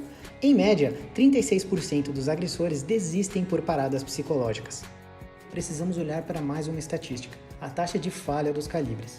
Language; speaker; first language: Portuguese; native; Portuguese